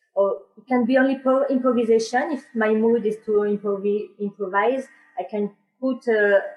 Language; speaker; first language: English; non-native, learner; French